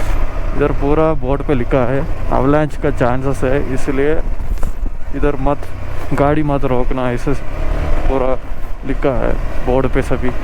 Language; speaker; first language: Hindi; non-native, local second language; Malayalam